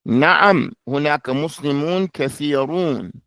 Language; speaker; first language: Arabic; non-native, fluent; English